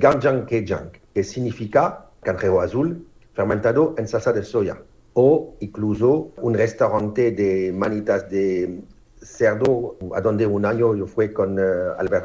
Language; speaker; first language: Spanish; non-native, fluent; French